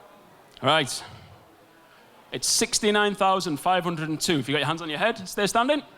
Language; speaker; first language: English; native; English